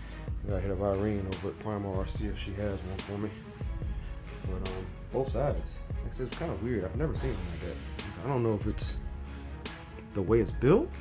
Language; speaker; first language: English; native; English